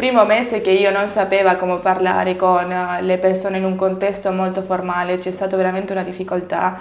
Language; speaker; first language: Italian; non-native, learner; Spanish